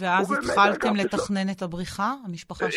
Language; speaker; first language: Hebrew; native; Hebrew